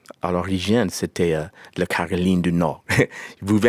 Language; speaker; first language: French; non-native, learner; English